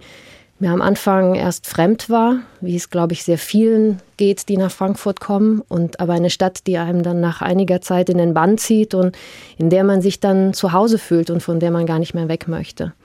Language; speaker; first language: German; early bilingual, heritage; German